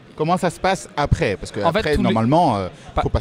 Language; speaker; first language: French; native; French